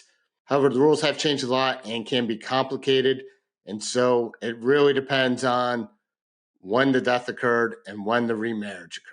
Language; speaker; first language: English; native; English